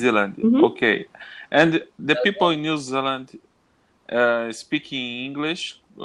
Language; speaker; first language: English; non-native, learner; Portuguese